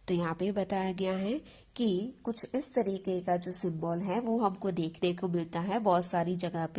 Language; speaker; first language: Hindi; non-native, local second language; Gujarati